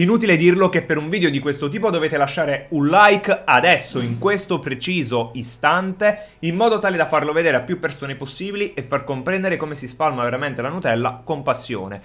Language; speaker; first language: Italian; native; Italian